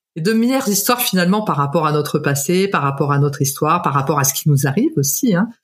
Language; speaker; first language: French; native; French